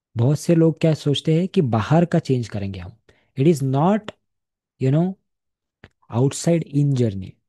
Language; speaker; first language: Hindi; non-native, local second language; Marathi